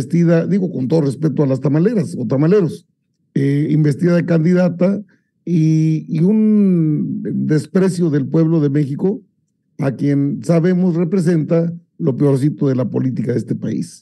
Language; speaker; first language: Spanish; native; Spanish